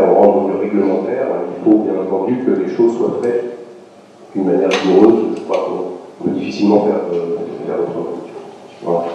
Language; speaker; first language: French; native; French